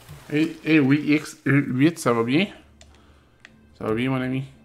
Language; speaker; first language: French; native; French